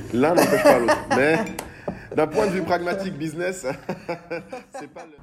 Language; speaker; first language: French; non-native, local second language; Bambara